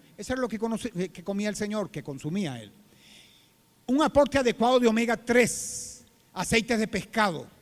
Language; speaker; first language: Spanish; native; Spanish